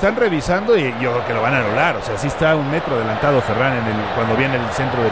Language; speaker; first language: Spanish; native; Spanish